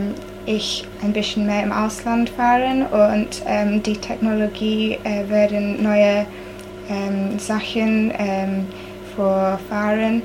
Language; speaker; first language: German; non-native, learner; English